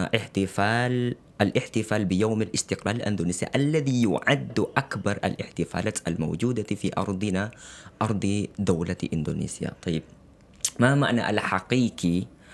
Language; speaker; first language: Arabic; non-native, fluent; Indonesian